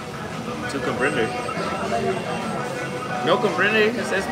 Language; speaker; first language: Spanish; non-native, learner; English